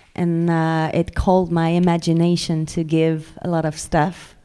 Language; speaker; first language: English; non-native, fluent; French